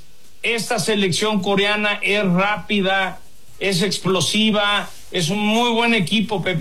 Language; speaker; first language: Spanish; native; Spanish